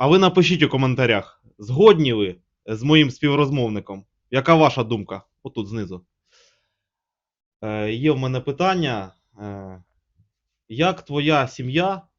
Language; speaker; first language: Ukrainian; native; Ukrainian